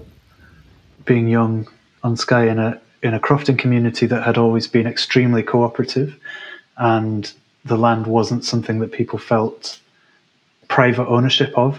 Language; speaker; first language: English; native; English